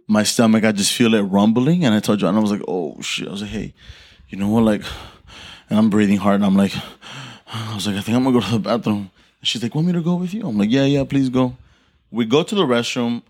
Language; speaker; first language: English; early bilingual, other home language; Spanish